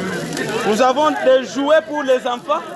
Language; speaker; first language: French; non-native, local second language; Swahili